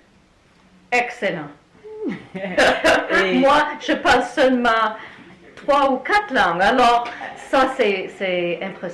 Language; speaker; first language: French; non-native, learner; English